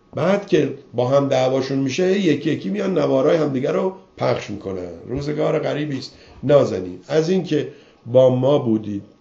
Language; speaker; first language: Persian; native; Persian